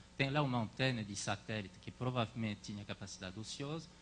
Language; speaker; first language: Portuguese; non-native, fluent; French